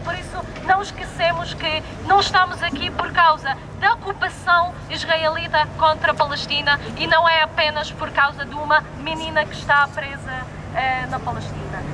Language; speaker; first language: Portuguese; non-native, fluent; Arabic